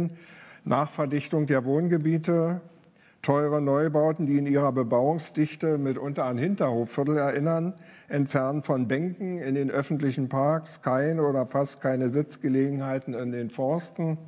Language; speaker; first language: German; native; German